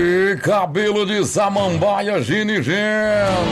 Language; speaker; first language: Portuguese; native; Portuguese